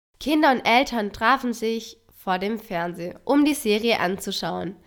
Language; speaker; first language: German; non-native, fluent; Spanish